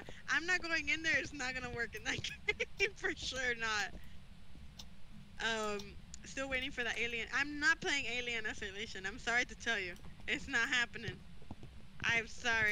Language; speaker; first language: English; non-native, fluent; Spanish